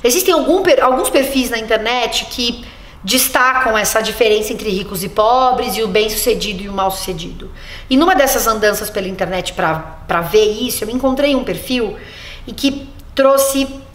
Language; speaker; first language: Portuguese; native; Portuguese